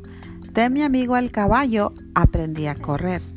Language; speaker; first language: Spanish; early bilingual, heritage; Spanish